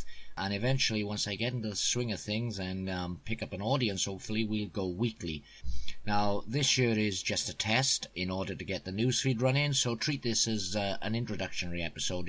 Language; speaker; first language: English; native; English